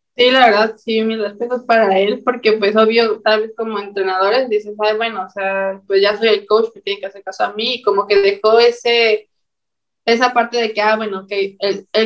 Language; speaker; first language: Spanish; native; Spanish